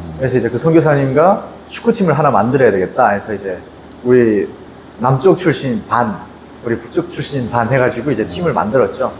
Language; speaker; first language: Korean; native; Korean